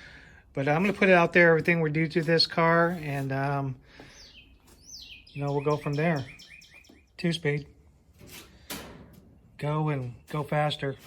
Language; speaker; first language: English; native; English